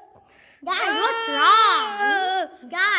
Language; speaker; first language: English; native; English